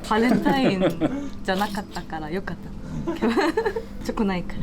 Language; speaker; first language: Japanese; non-native, learner; Korean